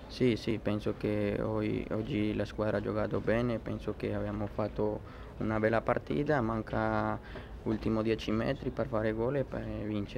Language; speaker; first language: Italian; non-native, learner; Spanish